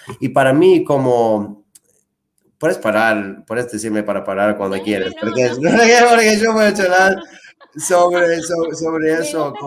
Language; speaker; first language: Spanish; non-native, fluent; English